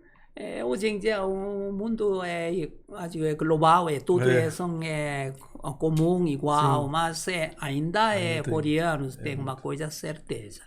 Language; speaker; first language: Portuguese; non-native, learner; Korean